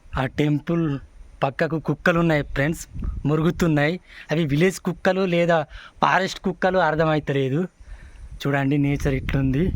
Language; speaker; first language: Telugu; non-native, local second language; Gondi